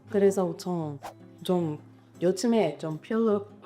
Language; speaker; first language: Korean; non-native, learner; English